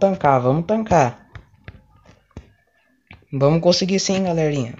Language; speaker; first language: Portuguese; native; Portuguese